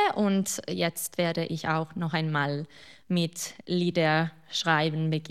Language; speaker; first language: German; non-native, local second language; Italian